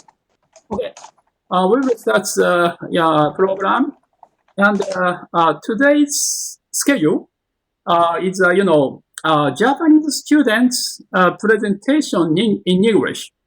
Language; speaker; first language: English; non-native, learner; Japanese